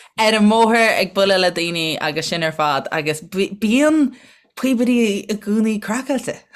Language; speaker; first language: Irish; native; Irish